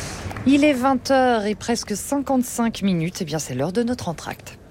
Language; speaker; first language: French; native; French